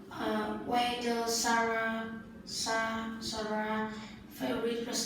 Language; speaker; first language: English; non-native, learner; Vietnamese